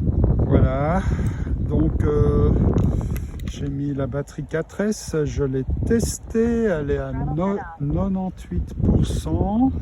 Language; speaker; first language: French; native; French